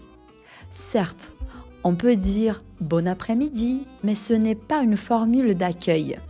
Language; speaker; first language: French; non-native, fluent; Portuguese